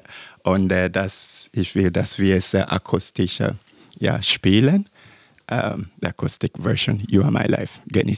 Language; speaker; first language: German; non-native, learner; English